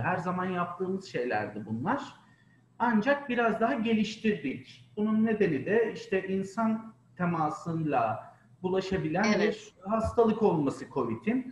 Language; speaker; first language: Turkish; native; Turkish